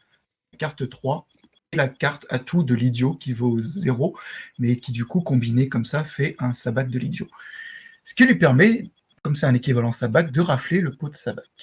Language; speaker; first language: French; native; French